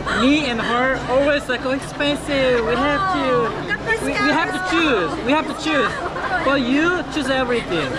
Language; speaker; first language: English; non-native, learner; Korean